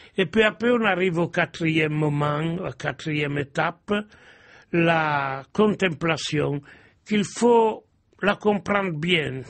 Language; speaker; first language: French; non-native, fluent; Italian